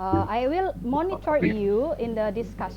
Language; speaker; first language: English; non-native, fluent; Indonesian